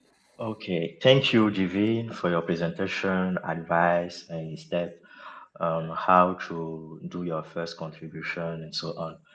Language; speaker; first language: English; non-native, local second language; French